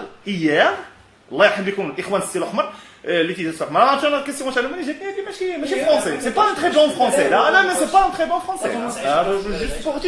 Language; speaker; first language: French; non-native, local second language; Arabic